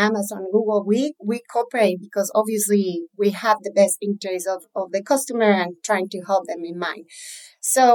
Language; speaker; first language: English; non-native, fluent; Spanish